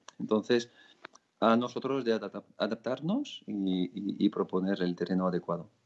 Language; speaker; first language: Spanish; non-native, fluent; French